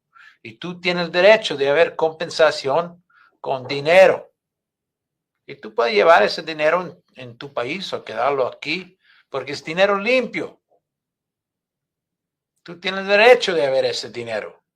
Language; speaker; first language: Spanish; non-native, fluent; English